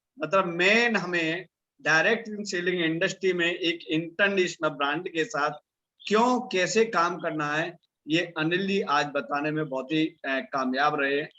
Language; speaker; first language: Hindi; native; Hindi